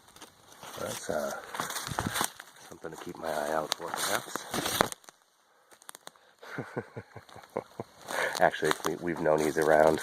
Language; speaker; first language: English; native; English